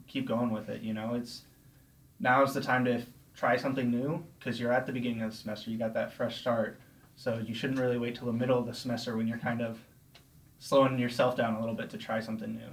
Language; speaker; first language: English; native; English